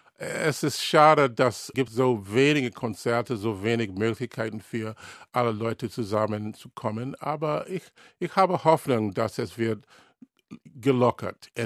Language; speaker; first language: German; non-native, learner; English